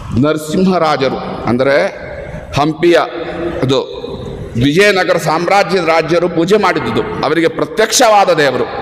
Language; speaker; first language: Kannada; non-native, local second language; Konkani